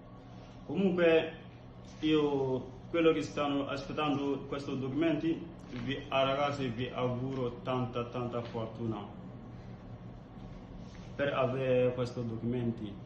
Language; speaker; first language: Italian; non-native, learner; Bambara